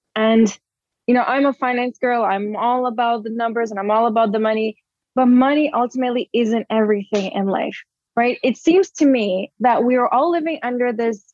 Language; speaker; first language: English; early bilingual, other home language; Portuguese